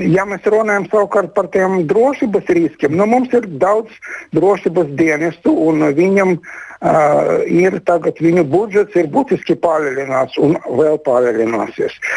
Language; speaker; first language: Latvian; non-native, local second language; Russian